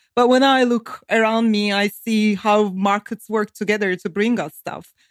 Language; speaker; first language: English; non-native, fluent; Turkish